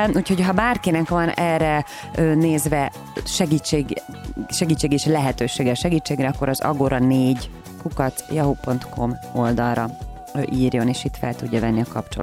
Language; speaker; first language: Hungarian; native; Hungarian